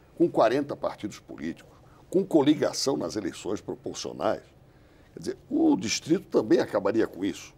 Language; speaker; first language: Portuguese; native; Portuguese